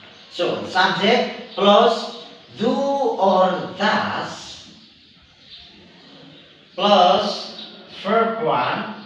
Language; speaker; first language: English; non-native, learner; Indonesian